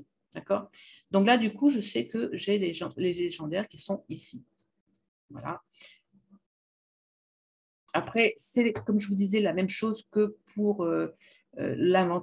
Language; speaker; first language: French; native; French